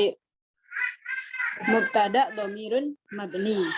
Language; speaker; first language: Arabic; non-native, fluent; Indonesian